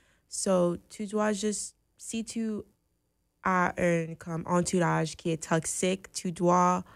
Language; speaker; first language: French; non-native, fluent; English